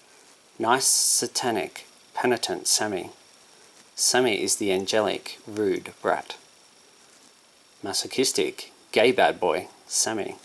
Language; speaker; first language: English; native; English